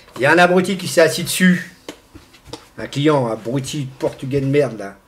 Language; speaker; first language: French; non-native, fluent; Portuguese